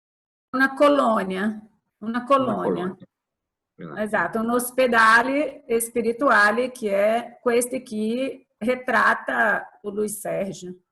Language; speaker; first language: Italian; non-native, learner; Portuguese